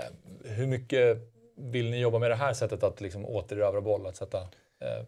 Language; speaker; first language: Swedish; native; Swedish